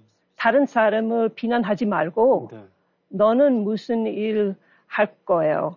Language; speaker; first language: Korean; non-native, learner; English